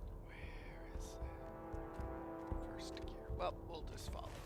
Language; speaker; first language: English; native; English